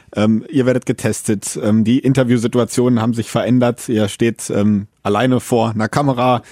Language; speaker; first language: German; native; German